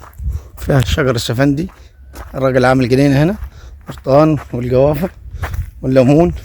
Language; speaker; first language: Arabic; native; Arabic